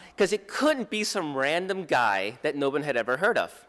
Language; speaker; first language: English; native; English